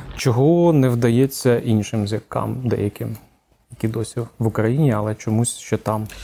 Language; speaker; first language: Ukrainian; native; Ukrainian